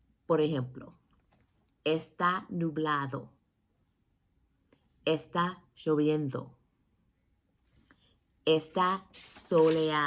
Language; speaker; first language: Spanish; non-native, fluent; English